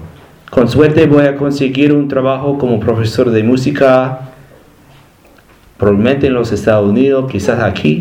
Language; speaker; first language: Spanish; non-native, learner; English